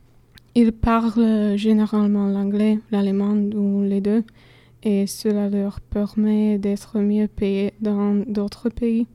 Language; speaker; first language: French; non-native, fluent; Slovak